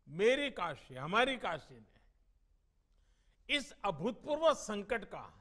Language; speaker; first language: Hindi; non-native, local second language; Gujarati